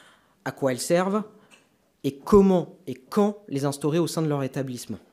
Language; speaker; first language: French; native; French